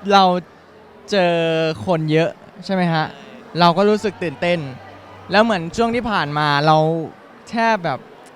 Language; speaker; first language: Thai; native; Thai